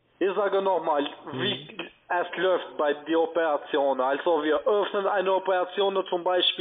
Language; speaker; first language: German; non-native, learner; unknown